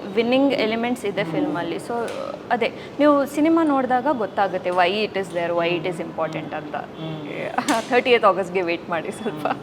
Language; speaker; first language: Kannada; non-native, learner; Hindi